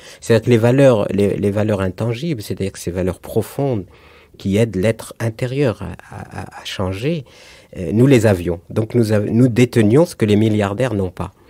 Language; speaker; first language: French; non-native, local second language; Arabic